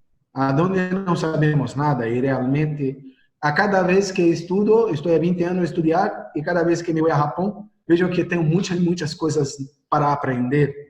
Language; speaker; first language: Spanish; non-native, learner; Portuguese